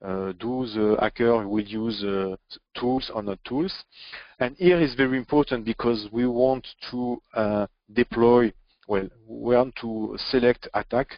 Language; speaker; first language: English; non-native, fluent; French